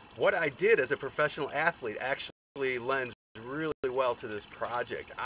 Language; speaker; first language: English; native; English